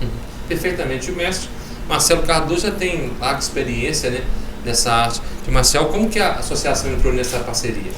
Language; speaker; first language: Portuguese; native; Portuguese